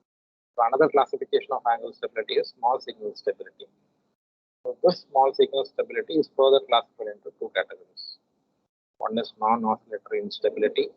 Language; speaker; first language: English; non-native, local second language; Tamil